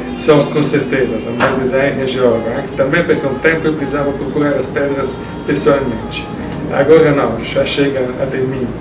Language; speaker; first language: Portuguese; non-native, fluent; Italian